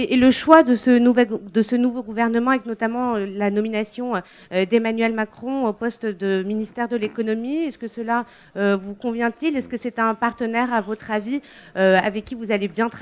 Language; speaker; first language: French; native; French